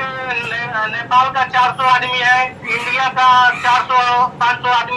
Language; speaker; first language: Hindi; non-native, local second language; Bangla